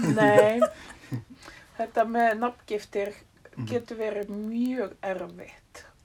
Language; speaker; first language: Icelandic; early bilingual, other home language; French